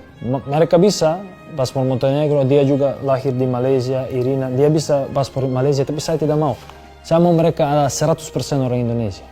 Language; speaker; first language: Indonesian; non-native, fluent; Serbian